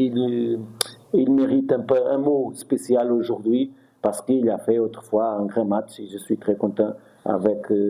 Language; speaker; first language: French; non-native, fluent; Portuguese